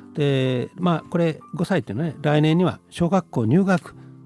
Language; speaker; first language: Japanese; native; Japanese